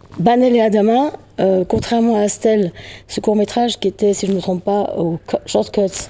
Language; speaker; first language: French; native; French